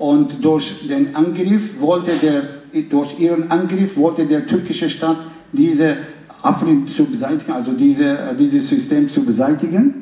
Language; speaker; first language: German; non-native, fluent; Kurdish